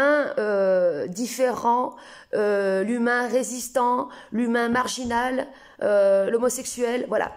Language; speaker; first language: French; native; French